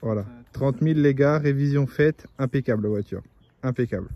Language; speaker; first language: French; native; French